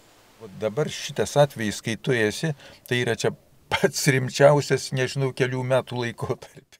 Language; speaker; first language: Lithuanian; native; Lithuanian